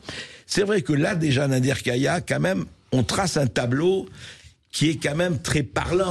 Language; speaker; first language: French; native; French